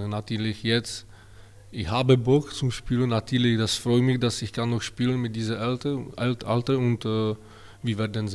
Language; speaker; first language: German; non-native, learner; Czech